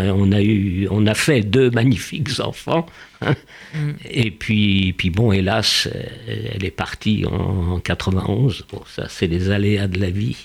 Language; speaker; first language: French; early bilingual, other home language; Yiddish